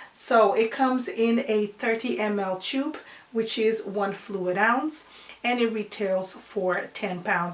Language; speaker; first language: English; non-native, fluent; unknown